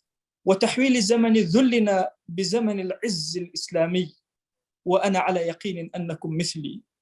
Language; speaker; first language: Arabic; non-native, local second language; Kurdish